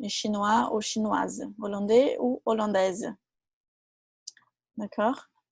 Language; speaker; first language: French; non-native, fluent; Portuguese